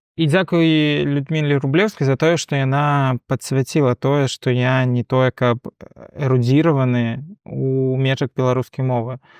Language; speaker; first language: Belarusian; non-native, local second language; Russian